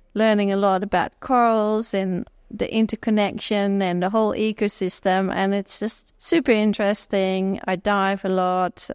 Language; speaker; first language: English; non-native, fluent; Dutch